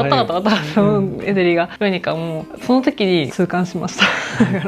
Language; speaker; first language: Korean; non-native, fluent; Japanese